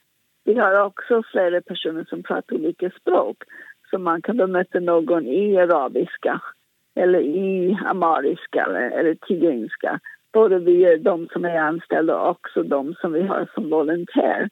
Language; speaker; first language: Swedish; non-native, fluent; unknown